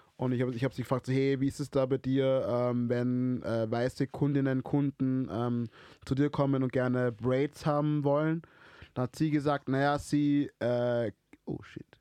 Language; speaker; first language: German; early bilingual, other home language; Swahili